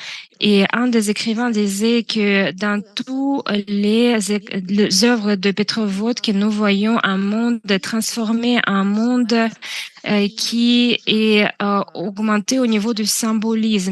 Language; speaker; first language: French; non-native, fluent; Russian